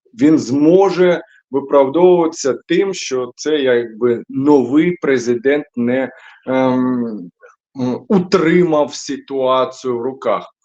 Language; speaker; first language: Ukrainian; non-native, local second language; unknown